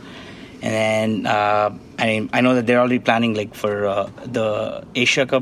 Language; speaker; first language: English; non-native, local second language; Tamil